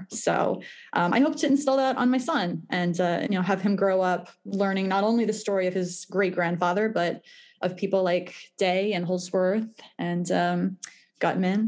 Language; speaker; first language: English; native; English